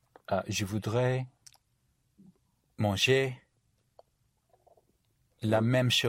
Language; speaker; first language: French; non-native, learner; English